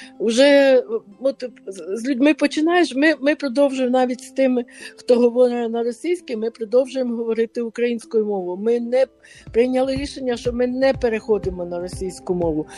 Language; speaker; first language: Ukrainian; native; Ukrainian